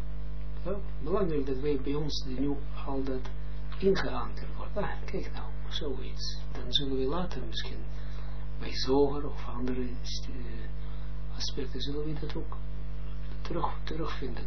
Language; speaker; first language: Dutch; non-native, fluent; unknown